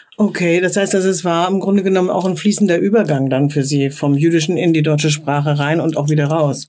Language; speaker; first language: German; native; German